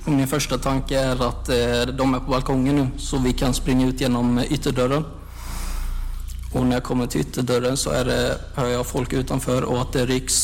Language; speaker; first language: Swedish; native; Swedish